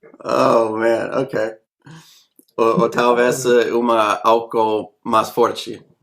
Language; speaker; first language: Portuguese; non-native, learner; English